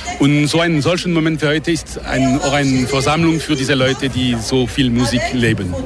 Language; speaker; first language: German; non-native, local second language; French